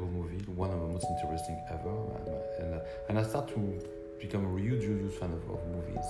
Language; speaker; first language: English; non-native, learner; French